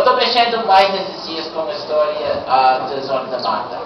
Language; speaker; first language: Portuguese; non-native, fluent; English